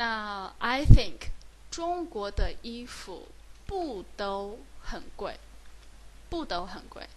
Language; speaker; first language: Chinese; native; Chinese